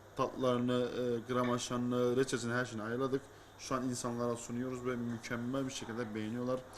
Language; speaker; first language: Turkish; native; Turkish